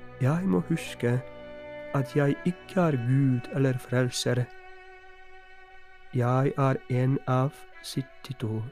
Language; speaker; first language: Norwegian; non-native, fluent; Polish